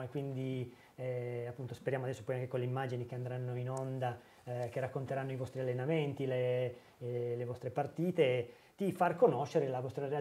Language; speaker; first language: Italian; native; Italian